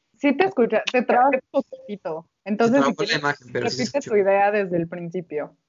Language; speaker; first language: Spanish; native; Spanish